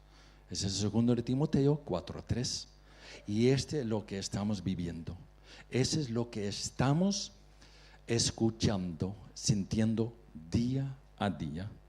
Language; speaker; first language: Spanish; non-native, fluent; Dutch